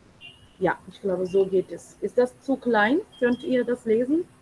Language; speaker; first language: German; non-native, fluent; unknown